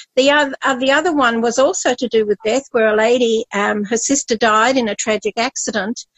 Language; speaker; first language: English; native; English